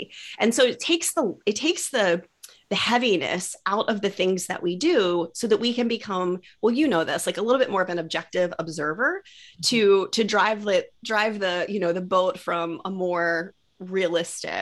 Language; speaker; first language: English; native; English